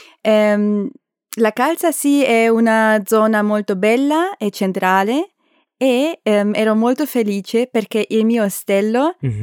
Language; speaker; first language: Italian; non-native, learner; German